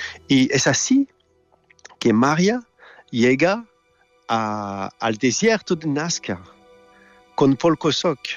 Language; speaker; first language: Spanish; non-native, fluent; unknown